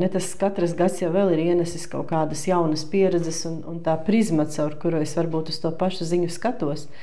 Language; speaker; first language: Latvian; native; Latvian